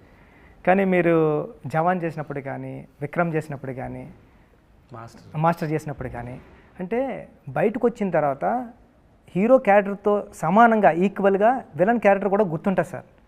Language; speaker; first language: Telugu; native; Telugu